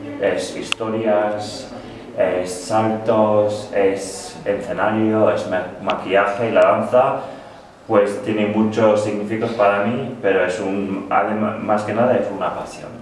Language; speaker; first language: Spanish; non-native, fluent; English